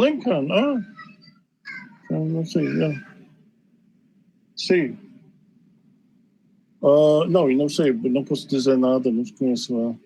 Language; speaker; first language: Portuguese; non-native, fluent; English